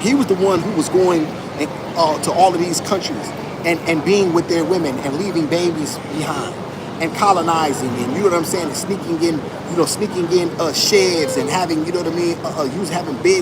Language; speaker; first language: English; native; English